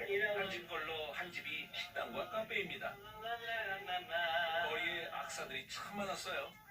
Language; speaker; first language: Korean; native; Korean